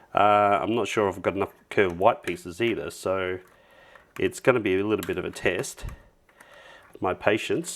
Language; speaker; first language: English; native; English